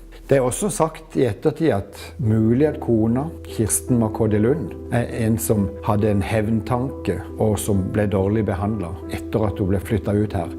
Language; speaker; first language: Norwegian; native; Norwegian